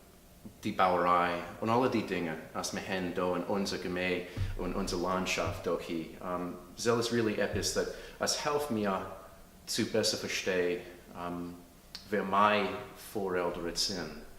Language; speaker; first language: German; early bilingual, heritage; English